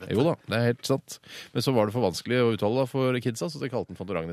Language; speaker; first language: Norwegian; native; Norwegian